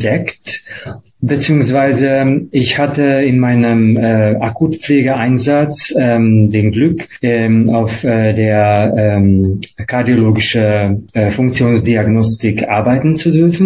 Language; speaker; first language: German; non-native, fluent; Hungarian